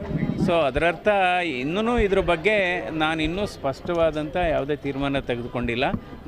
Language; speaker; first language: Kannada; native; Kannada